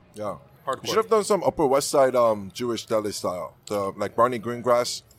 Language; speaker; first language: English; non-native, fluent; Korean